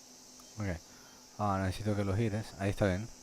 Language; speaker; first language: Spanish; native; Spanish